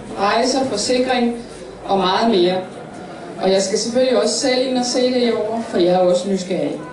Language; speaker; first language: Danish; native; Danish